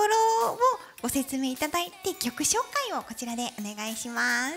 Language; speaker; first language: Japanese; native; Japanese